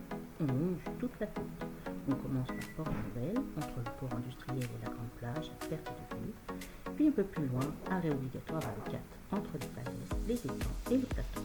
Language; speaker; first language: French; native; French